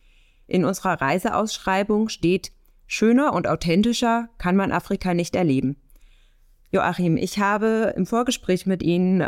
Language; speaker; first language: German; native; German